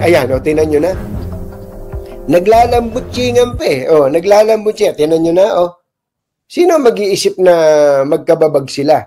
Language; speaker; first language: Filipino; native; Filipino